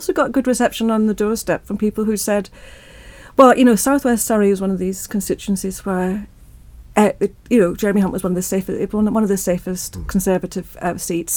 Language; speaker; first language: English; native; English